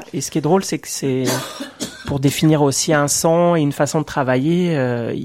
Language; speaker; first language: French; native; French